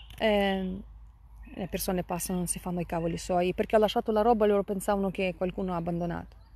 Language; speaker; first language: Italian; non-native, fluent; Russian